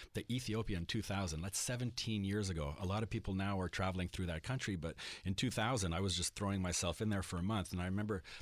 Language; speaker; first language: English; native; English